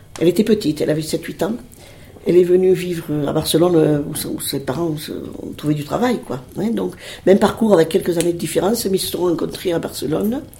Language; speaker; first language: French; early bilingual, other home language; Spanish